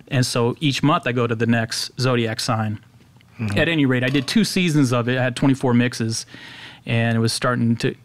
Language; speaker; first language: English; native; English